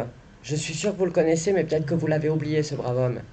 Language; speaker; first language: French; native; French